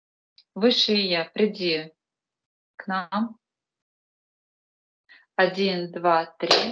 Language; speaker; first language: Russian; native; Russian